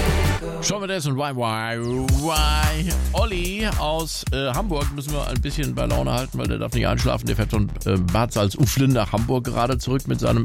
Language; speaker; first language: German; native; German